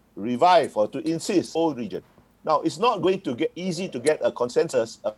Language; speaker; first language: English; native; English